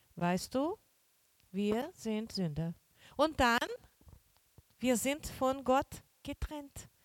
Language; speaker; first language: German; non-native, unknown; Portuguese